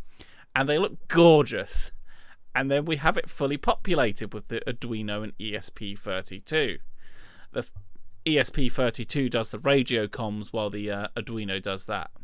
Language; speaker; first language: English; native; English